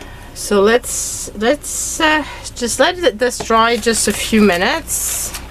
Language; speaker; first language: English; native; English